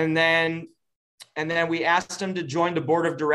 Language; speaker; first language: English; native; English